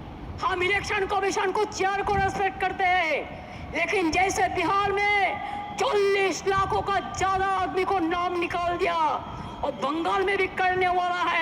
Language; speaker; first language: Hindi; non-native, local second language; Bangla